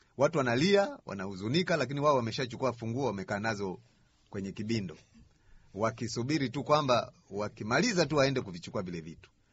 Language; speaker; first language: Swahili; native; Swahili